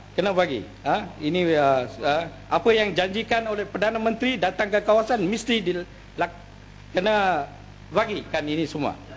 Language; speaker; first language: Malay; non-native, local second language; Tamil